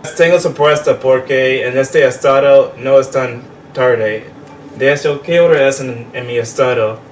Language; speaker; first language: Spanish; non-native, fluent; English